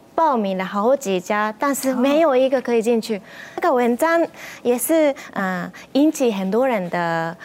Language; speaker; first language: Chinese; non-native, fluent; Japanese